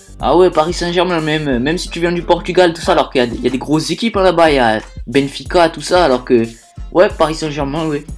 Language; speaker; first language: French; native; French